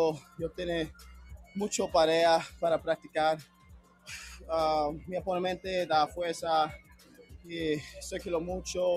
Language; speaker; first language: Spanish; non-native, learner; English